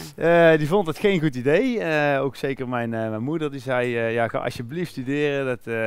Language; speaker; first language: Dutch; native; Dutch